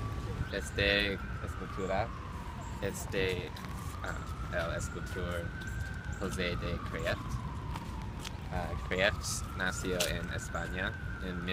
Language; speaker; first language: Spanish; non-native, learner; English